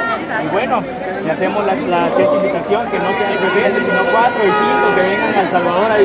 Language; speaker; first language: Spanish; native; Spanish